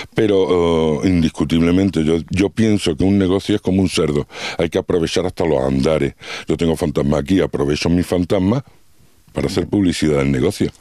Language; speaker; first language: Spanish; native; Spanish